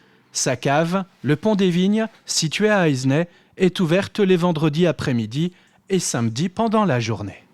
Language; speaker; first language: French; native; French